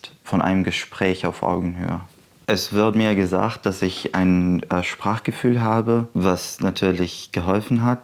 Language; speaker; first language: German; non-native, fluent; Arabic